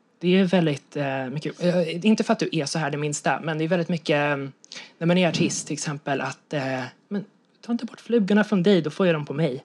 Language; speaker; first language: Swedish; native; Swedish